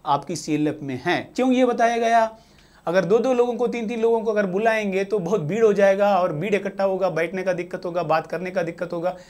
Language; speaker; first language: Hindi; non-native, local second language; Telugu